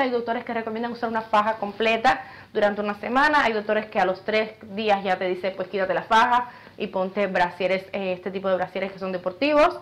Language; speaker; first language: Spanish; native; Spanish